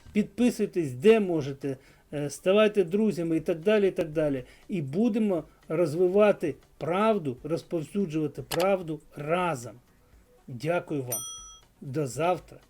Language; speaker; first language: Ukrainian; non-native, local second language; Russian